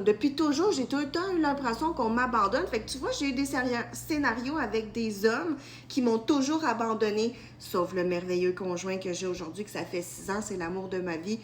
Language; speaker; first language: French; native; French